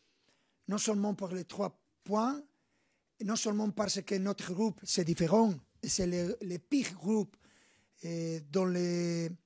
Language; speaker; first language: French; non-native, fluent; Spanish